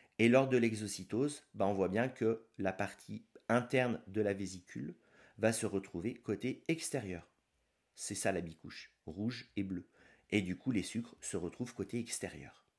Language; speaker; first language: French; native; French